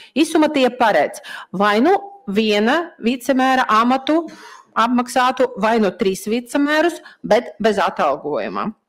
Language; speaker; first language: Latvian; non-native, local second language; Russian